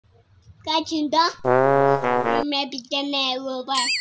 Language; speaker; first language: Hindi; non-native, local second language; Khasi